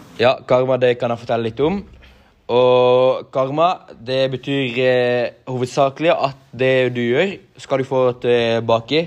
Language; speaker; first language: Norwegian; native; Norwegian